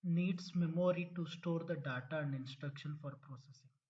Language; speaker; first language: English; non-native, local second language; Kannada